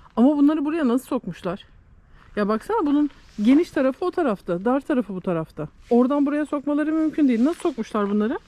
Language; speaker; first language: Turkish; native; Turkish